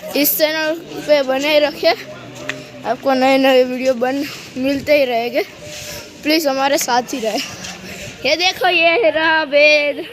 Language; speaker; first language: Hindi; non-native, local second language; Gujarati